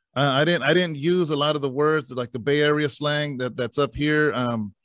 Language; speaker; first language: English; native; English